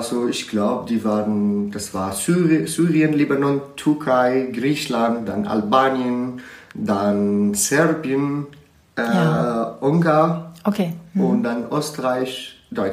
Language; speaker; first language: German; non-native, learner; Arabic